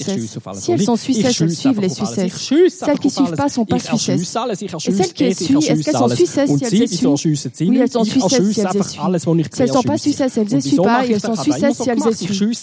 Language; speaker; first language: French; native; French